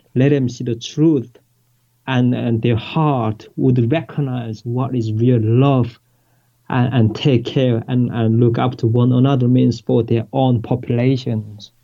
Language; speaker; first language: English; non-native, fluent; Korean